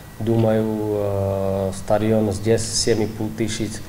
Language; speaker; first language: Russian; non-native, learner; Czech